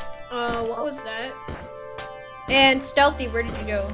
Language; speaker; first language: English; native; English